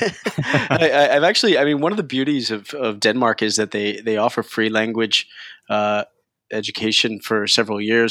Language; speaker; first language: English; early bilingual, other home language; Spanish